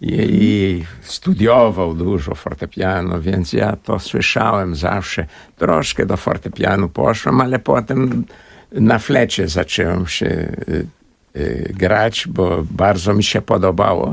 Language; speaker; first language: Polish; early bilingual, heritage; Portuguese